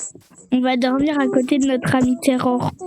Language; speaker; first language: French; native; French